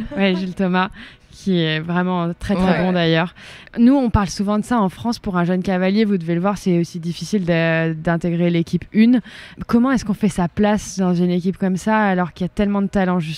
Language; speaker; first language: French; native; French